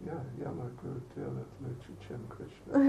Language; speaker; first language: Russian; non-native, learner; English